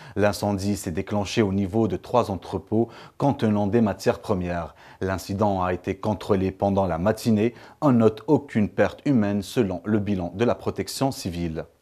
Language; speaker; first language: French; non-native, local second language; Arabic